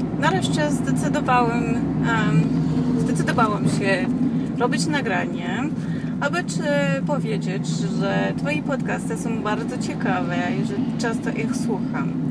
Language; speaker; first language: Polish; non-native, learner; French